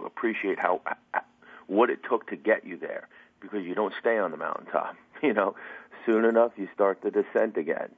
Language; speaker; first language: English; native; English